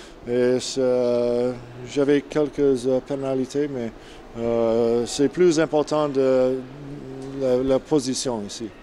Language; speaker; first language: French; non-native, learner; English